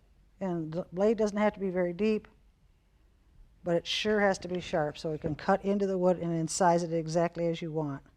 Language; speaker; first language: English; native; English